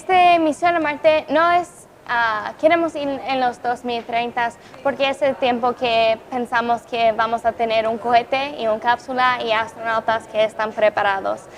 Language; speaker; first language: Spanish; non-native, fluent; English